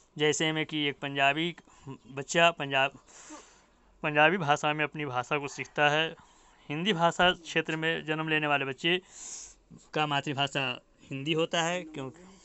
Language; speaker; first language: Hindi; native; Hindi